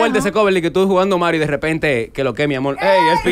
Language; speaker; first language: Spanish; native; Spanish